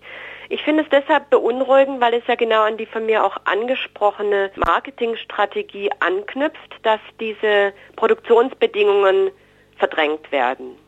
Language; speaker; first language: German; native; German